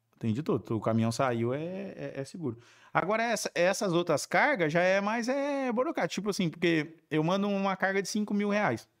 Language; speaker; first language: Portuguese; native; Portuguese